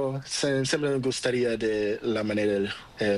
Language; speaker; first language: Spanish; non-native, learner; Portuguese